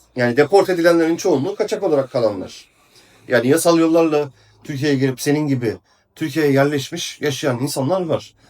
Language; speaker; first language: Turkish; native; Turkish